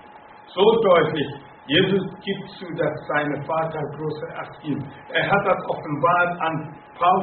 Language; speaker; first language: German; non-native, fluent; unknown